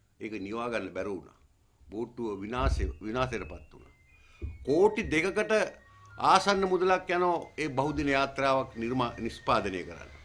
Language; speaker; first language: Sinhala; native; Sinhala